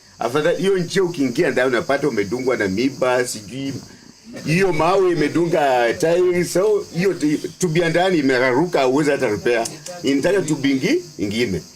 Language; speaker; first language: Swahili; non-native, local second language; Luyia